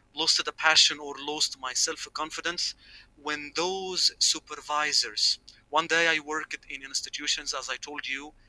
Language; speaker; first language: English; non-native, fluent; Arabic